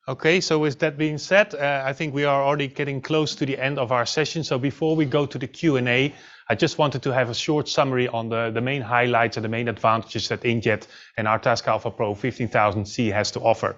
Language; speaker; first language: English; non-native, fluent; Dutch